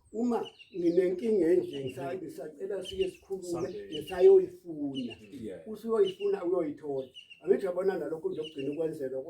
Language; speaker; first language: Zulu; native; Zulu